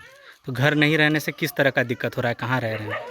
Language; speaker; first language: Hindi; native; Hindi